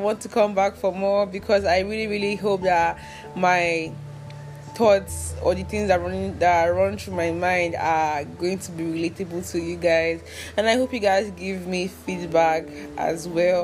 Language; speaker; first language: English; non-native, local second language; Igbo